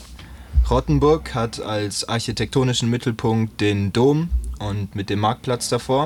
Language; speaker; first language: German; native; German